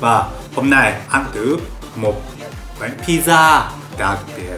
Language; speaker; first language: Vietnamese; non-native, learner; Japanese